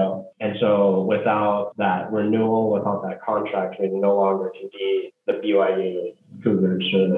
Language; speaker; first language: English; native; English